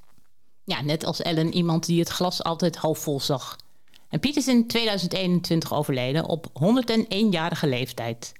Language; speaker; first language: Dutch; native; Dutch